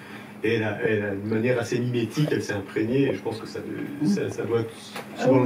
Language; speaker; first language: French; native; French